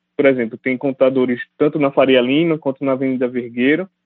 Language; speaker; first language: Portuguese; native; Portuguese